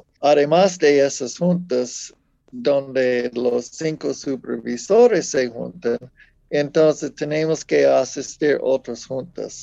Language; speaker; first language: Spanish; non-native, fluent; English